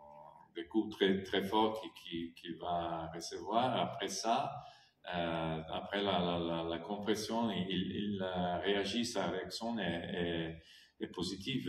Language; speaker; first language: French; non-native, fluent; Italian